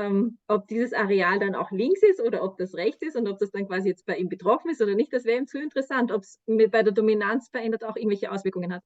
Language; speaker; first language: German; native; German